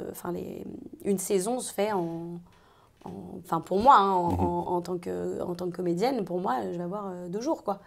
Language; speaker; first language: French; native; French